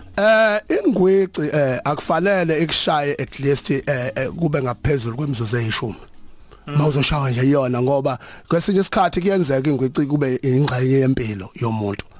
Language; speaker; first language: Zulu; native; Zulu